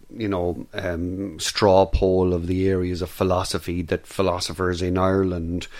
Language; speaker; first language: English; native; English